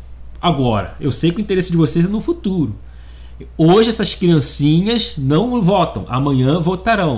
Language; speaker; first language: Portuguese; native; Portuguese